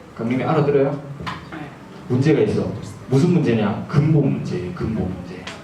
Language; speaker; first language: Korean; non-native, fluent; Japanese